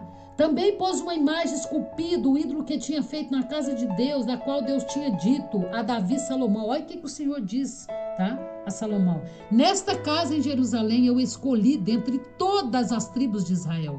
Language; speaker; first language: Portuguese; native; Portuguese